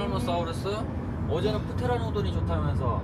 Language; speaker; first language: Korean; native; Korean